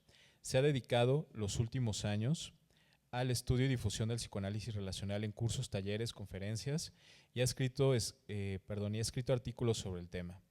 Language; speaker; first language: Spanish; native; Spanish